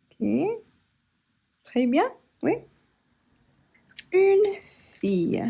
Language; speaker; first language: French; non-native, fluent; English